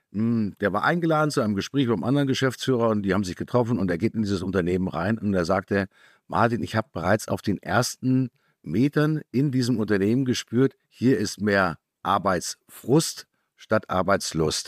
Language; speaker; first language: German; native; German